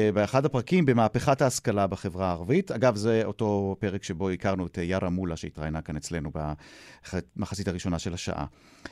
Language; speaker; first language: Hebrew; native; Hebrew